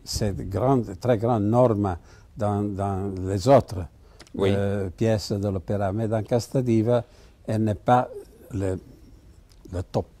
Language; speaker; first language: French; non-native, fluent; Italian